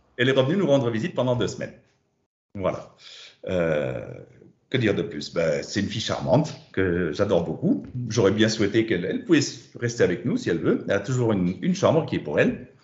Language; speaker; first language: French; non-native, fluent; German